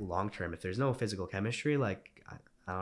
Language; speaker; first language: English; early bilingual, other home language; Romanian